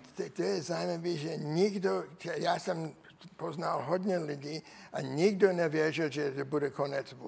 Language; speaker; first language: Czech; non-native, learner; English